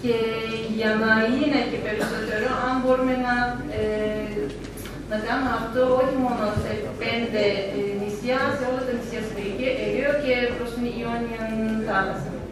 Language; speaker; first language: Greek; non-native, learner; Turkish